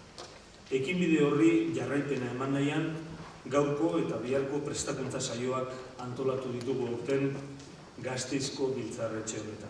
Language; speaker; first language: Basque; native; Basque